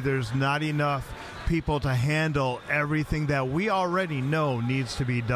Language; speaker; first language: English; native; English